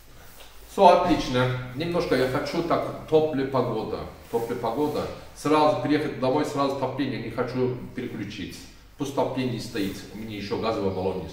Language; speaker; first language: Russian; non-native, learner; Turkish